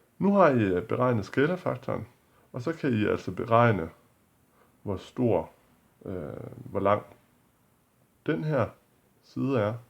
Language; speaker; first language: Danish; native; Danish